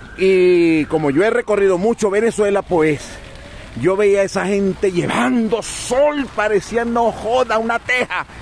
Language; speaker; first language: Spanish; native; Spanish